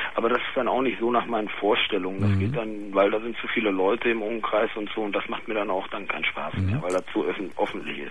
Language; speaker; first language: German; early bilingual, other home language; Turkish